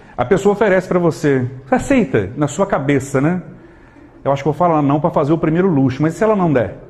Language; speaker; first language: Portuguese; native; Portuguese